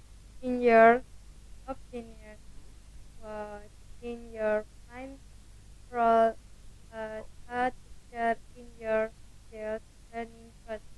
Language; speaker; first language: English; non-native, learner; Indonesian